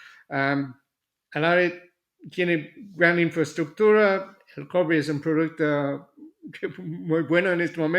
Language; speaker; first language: Spanish; non-native, fluent; English